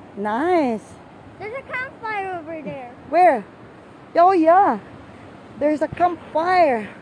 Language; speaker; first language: English; non-native, local second language; Filipino